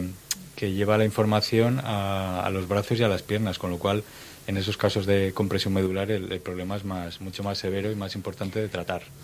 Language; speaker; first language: Spanish; native; Spanish